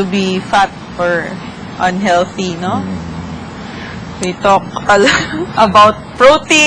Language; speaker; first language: English; non-native, local second language; Filipino